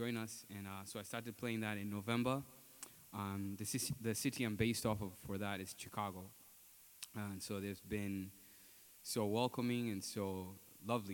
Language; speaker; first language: English; non-native, local second language; Ganda